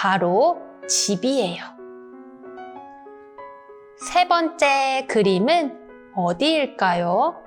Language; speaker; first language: Korean; native; Korean